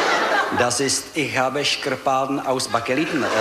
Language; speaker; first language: German; non-native, learner; Czech